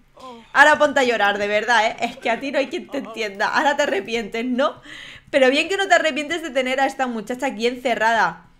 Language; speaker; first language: Spanish; native; Spanish